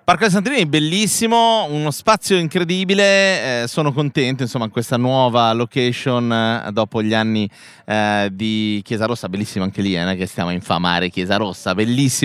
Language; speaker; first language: Italian; native; Italian